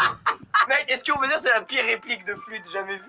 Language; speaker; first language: French; native; French